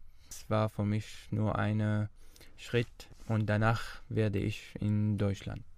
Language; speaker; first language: German; non-native, learner; Arabic